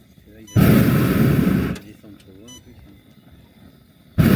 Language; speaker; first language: French; native; French